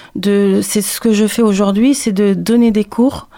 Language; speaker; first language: French; native; French